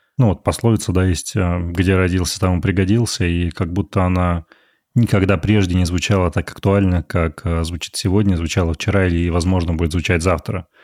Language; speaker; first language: Russian; native; Russian